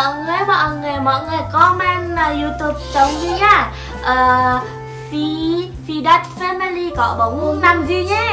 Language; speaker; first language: Vietnamese; non-native, learner; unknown